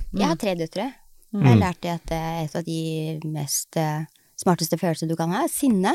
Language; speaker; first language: Norwegian; early bilingual, other home language; Somali